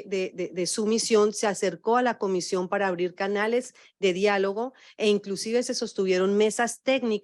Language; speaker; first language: Spanish; native; Spanish